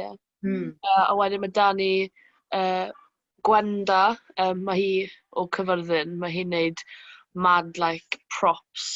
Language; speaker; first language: Welsh; native; Welsh